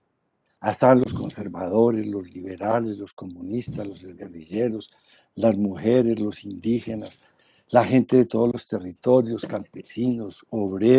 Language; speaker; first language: Spanish; native; Spanish